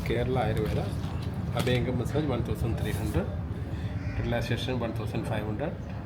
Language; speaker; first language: English; non-native, local second language; Malayalam